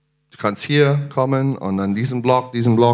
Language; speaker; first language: German; non-native, fluent; English